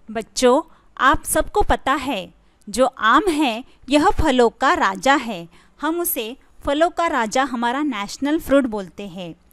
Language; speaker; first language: Hindi; non-native, local second language; Marathi